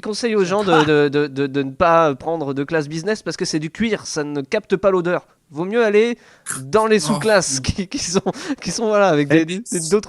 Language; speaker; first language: French; native; French